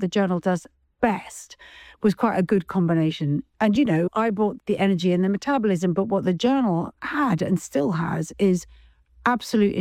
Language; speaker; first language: English; native; English